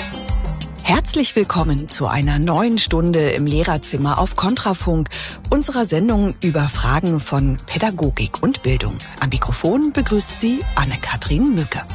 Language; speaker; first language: German; native; German